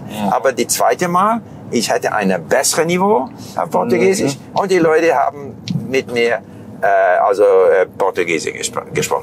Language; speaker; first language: German; non-native, fluent; English